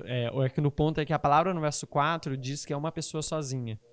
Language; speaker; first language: Portuguese; native; Portuguese